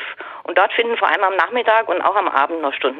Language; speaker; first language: German; native; German